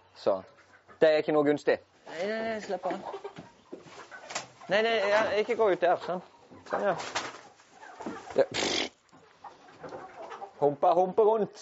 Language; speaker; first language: Norwegian; native; Norwegian